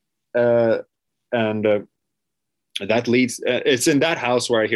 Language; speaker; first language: English; non-native, fluent; Swedish